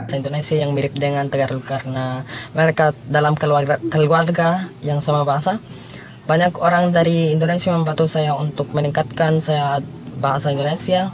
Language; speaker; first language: Indonesian; non-native, learner; Filipino